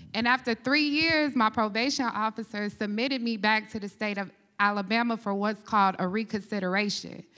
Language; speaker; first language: English; native; English